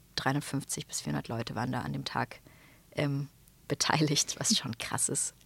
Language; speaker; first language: German; native; German